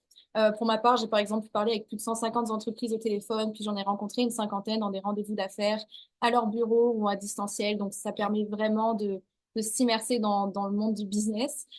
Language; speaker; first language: French; native; French